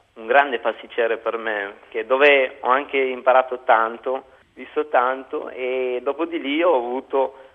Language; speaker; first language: Italian; non-native, fluent; Albanian